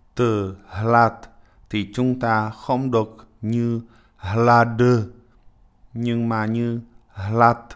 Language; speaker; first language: Vietnamese; non-native, fluent; Czech